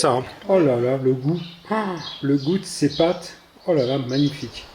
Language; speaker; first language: French; native; French